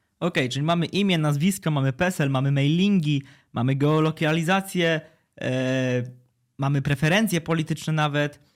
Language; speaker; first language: Polish; native; Polish